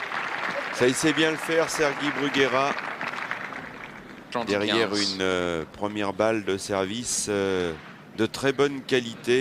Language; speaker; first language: French; native; French